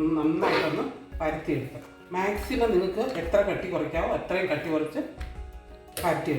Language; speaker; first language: Malayalam; native; Malayalam